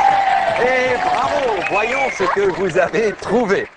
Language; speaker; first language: French; native; French